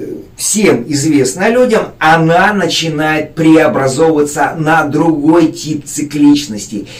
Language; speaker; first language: Russian; native; Russian